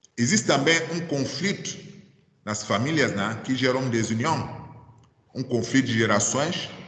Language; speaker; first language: Portuguese; non-native, fluent; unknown